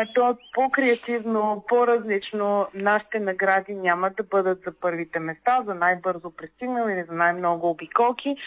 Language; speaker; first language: Bulgarian; native; Bulgarian